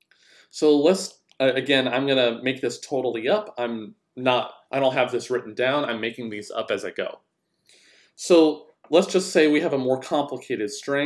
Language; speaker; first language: English; native; English